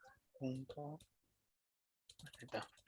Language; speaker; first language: Spanish; native; Spanish